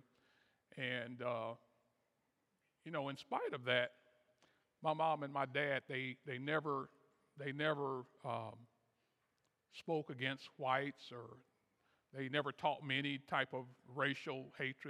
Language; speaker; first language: English; native; English